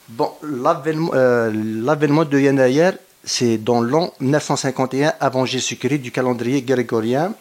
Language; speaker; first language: French; non-native, local second language; Kabyle